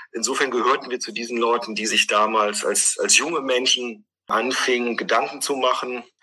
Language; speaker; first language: German; early bilingual, other home language; Greek